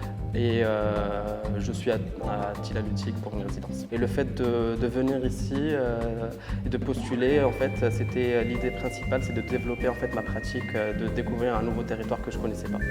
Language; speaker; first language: French; non-native, local second language; Arabic